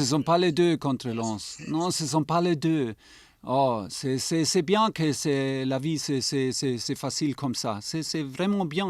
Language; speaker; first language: French; non-native, fluent; German